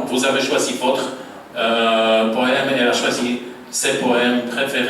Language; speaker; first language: French; non-native, fluent; Polish